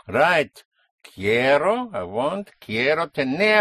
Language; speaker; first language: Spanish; non-native, fluent; English